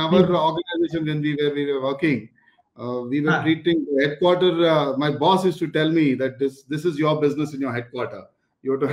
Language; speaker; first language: English; non-native, local second language; Telugu